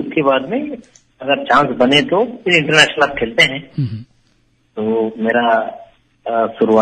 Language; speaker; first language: Hindi; native; Hindi